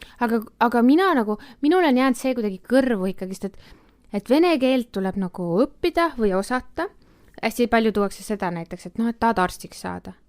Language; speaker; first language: Estonian; native; Estonian